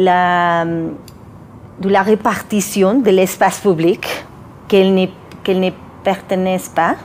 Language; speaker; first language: French; non-native, fluent; Spanish